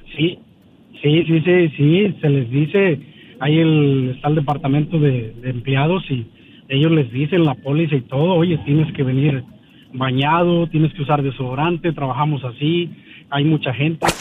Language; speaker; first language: Spanish; native; Spanish